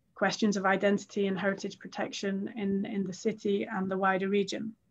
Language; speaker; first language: English; native; English